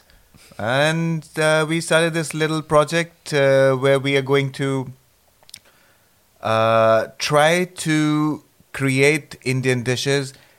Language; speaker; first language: English; non-native, local second language; Punjabi